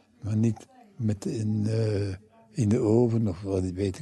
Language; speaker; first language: Dutch; non-native, fluent; English